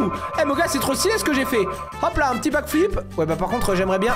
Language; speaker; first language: French; native; French